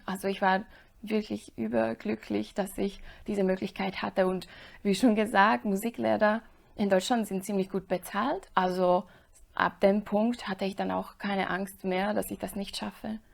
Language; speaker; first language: German; non-native, fluent; Slovak